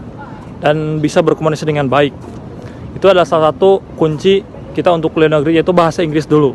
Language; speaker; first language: Indonesian; non-native, local second language; Sundanese